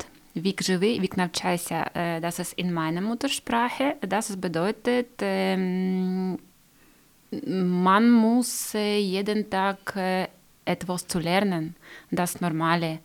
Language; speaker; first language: German; non-native, learner; Ukrainian